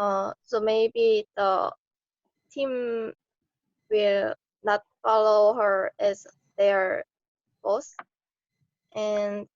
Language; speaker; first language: English; non-native, learner; Korean